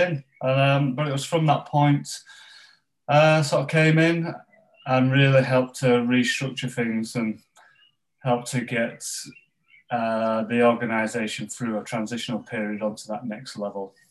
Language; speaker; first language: English; native; English